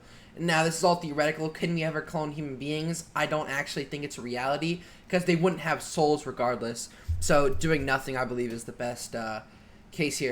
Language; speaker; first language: English; native; English